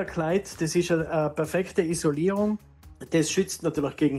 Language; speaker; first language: German; native; German